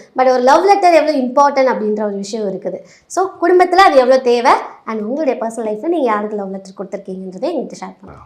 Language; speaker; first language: Tamil; native; Tamil